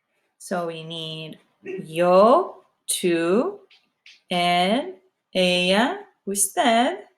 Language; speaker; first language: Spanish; non-native, fluent; English